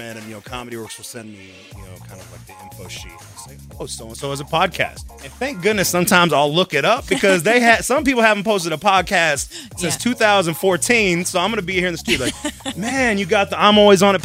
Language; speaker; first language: English; native; English